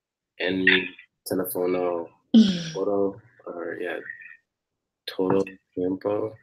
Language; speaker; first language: Spanish; non-native, learner; English